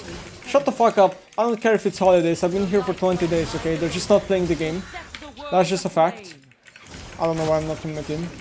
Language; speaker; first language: English; non-native, fluent; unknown